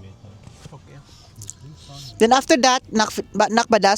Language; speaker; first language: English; non-native, local second language; Filipino